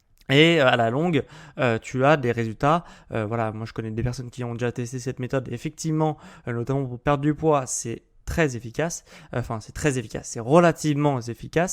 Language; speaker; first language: French; native; French